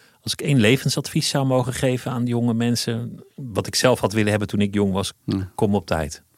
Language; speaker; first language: Dutch; native; Dutch